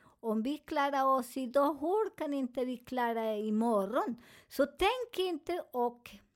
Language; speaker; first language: Swedish; non-native, learner; Spanish